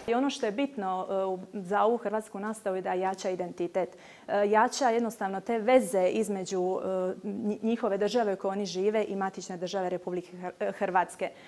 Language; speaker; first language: Croatian; native; Croatian